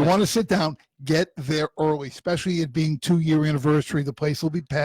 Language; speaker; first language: English; native; English